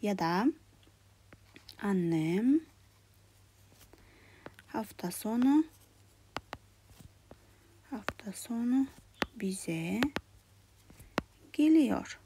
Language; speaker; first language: Turkish; non-native, fluent; Kara-Kalpak